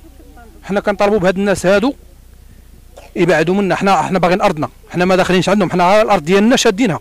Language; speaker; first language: Arabic; native; Arabic